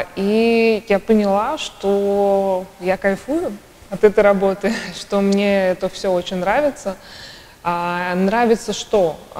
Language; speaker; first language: Russian; native; Russian